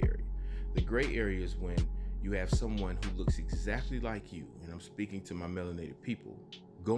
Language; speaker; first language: English; native; English